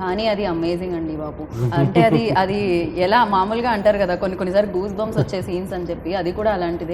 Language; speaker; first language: Telugu; native; Telugu